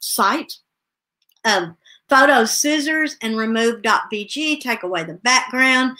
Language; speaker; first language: English; native; English